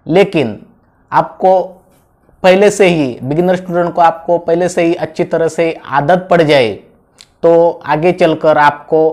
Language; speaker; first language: Hindi; non-native, local second language; Marathi